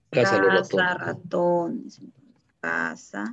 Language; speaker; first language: Spanish; native; Spanish